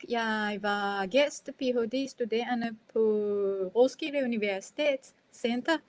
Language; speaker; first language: Danish; non-native, fluent; Japanese